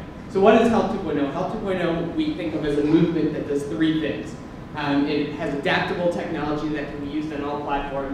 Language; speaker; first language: English; native; English